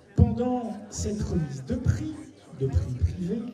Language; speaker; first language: French; native; French